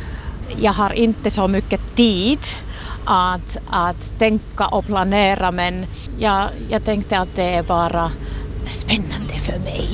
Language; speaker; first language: Swedish; non-native, local second language; Finnish